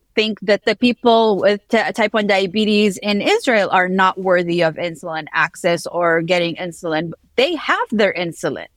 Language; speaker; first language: English; early bilingual, heritage; Arabic